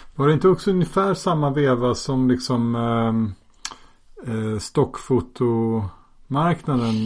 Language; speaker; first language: Swedish; native; Swedish